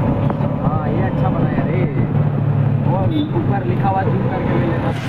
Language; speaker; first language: Hindi; non-native, local second language; Odia